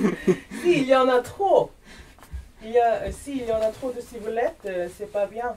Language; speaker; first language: French; non-native, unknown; Korean